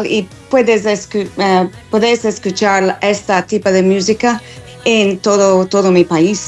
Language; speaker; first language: Spanish; non-native, learner; English